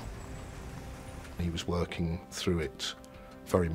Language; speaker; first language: English; non-native, fluent; Russian